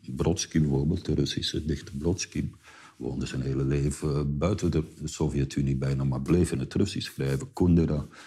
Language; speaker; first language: Dutch; native; Dutch